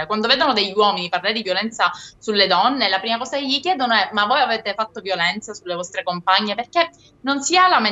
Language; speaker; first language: Italian; native; Italian